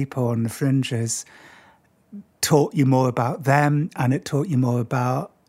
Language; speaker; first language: English; native; English